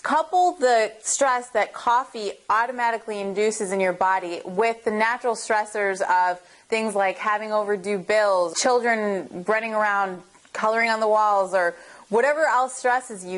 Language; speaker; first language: English; native; English